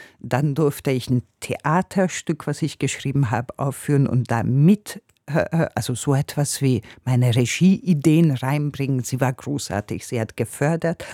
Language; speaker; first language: German; non-native, fluent; Hungarian